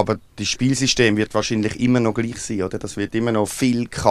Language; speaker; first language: German; native; German